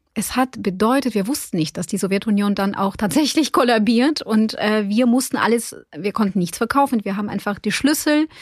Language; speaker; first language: German; non-native, fluent; Russian